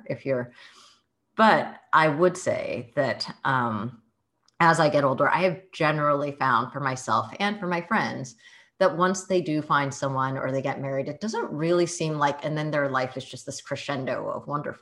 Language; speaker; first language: English; early bilingual, other home language; Chinese